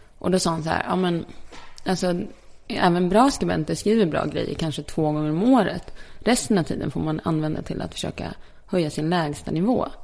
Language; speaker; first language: Swedish; early bilingual, other home language; Polish